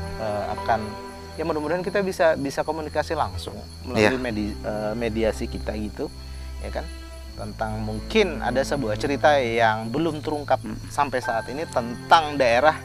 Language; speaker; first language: Indonesian; native; Indonesian